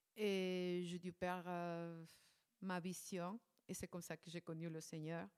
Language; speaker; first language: French; non-native, fluent; Spanish